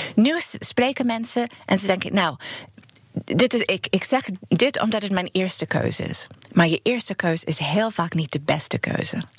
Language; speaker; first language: Dutch; non-native, fluent; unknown